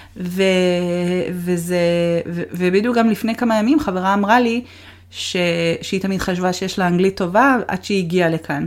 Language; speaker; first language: Hebrew; native; Hebrew